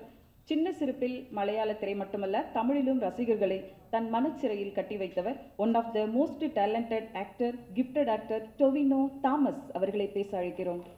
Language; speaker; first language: Tamil; native; Tamil